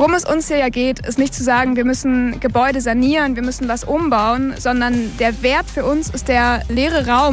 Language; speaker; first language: German; native; German